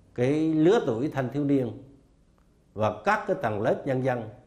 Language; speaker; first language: Vietnamese; native; Vietnamese